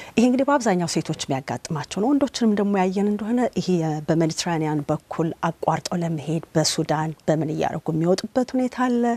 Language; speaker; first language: Amharic; native; Amharic